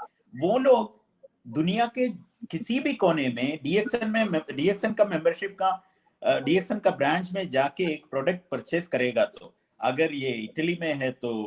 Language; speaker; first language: Hindi; non-native, fluent; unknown